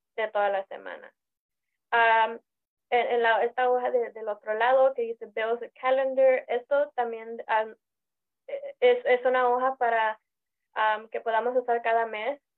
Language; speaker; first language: Spanish; early bilingual, heritage; Spanish